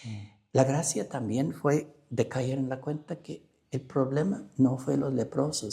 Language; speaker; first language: Spanish; non-native, fluent; English